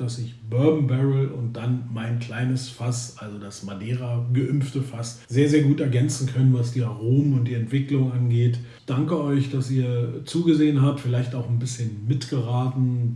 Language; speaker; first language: German; native; German